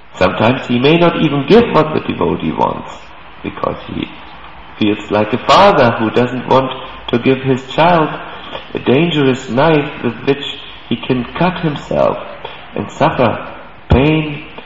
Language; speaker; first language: English; non-native, fluent; German